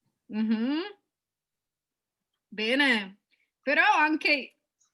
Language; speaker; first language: Italian; non-native, fluent; English